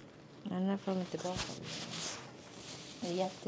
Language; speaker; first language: Swedish; non-native, learner; Filipino